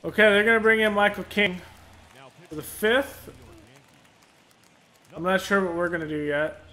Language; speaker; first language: English; native; English